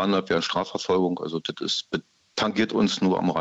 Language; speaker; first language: German; native; German